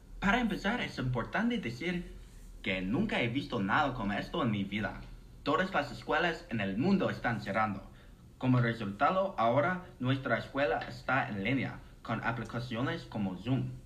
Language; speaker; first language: Spanish; non-native, learner; English